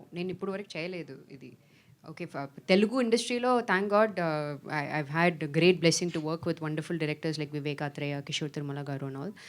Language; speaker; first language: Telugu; non-native, fluent; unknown